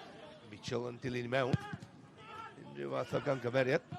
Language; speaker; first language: Welsh; native; Welsh